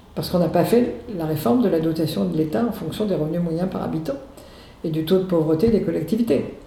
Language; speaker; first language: French; native; French